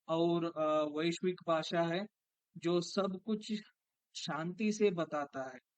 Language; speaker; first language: Hindi; non-native, local second language; Kannada